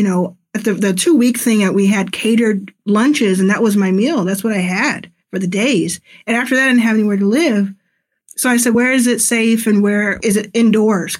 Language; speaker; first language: English; native; English